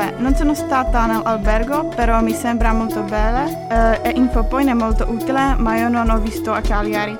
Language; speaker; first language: Italian; non-native, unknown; Czech